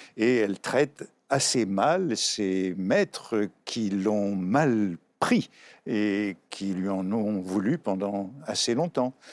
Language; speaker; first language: French; native; French